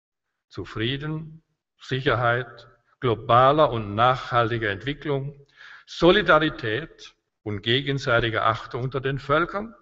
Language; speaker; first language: German; native; German